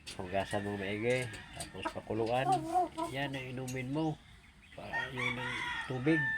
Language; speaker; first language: Filipino; non-native, local second language; Cebuano